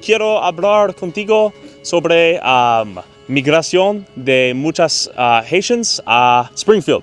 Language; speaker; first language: Spanish; non-native, learner; English